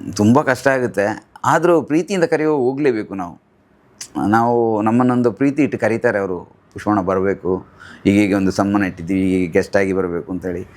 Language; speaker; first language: Kannada; non-native, local second language; Tulu